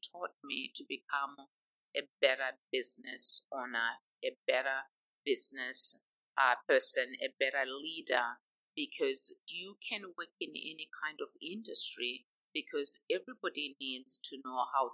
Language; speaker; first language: English; non-native, local second language; Shona